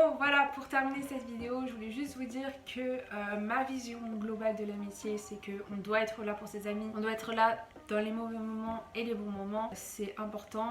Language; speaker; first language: French; native; French